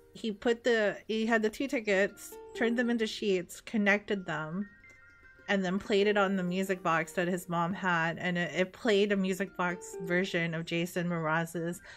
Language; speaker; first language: English; native; English